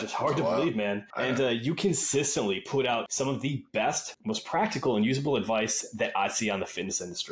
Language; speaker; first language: English; native; English